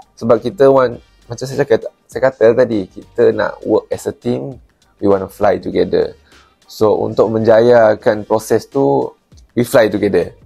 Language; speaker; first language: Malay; non-native, local second language; Chinese